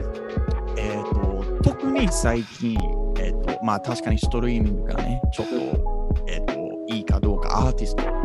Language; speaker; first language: Japanese; non-native, fluent; English